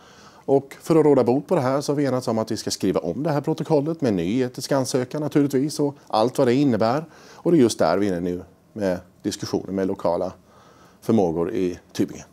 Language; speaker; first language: Swedish; native; Swedish